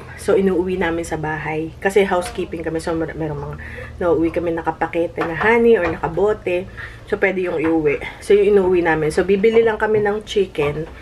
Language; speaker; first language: Filipino; native; Filipino